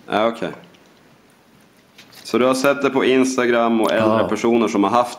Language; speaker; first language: Swedish; native; Swedish